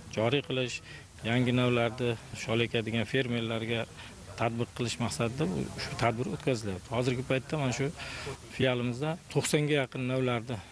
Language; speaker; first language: Uzbek; native; Uzbek